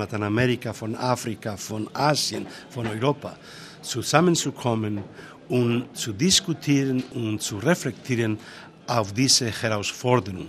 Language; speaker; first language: German; non-native, learner; Spanish